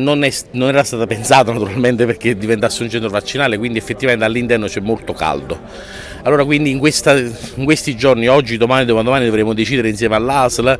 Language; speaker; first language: Italian; native; Italian